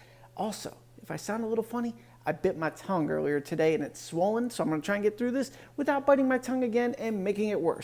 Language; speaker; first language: English; native; English